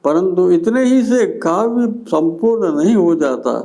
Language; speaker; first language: Hindi; non-native, local second language; Telugu